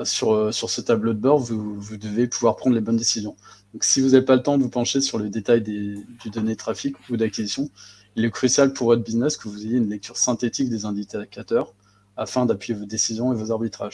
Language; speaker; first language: French; native; French